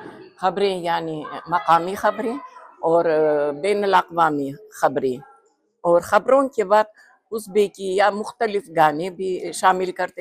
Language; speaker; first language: Hindi; non-native, fluent; Uzbek